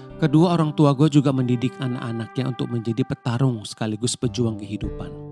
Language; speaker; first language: Indonesian; native; Indonesian